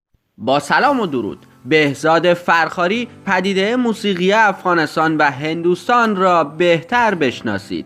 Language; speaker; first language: Persian; native; Persian